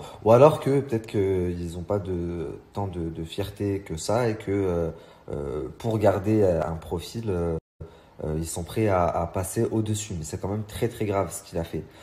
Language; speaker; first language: French; native; French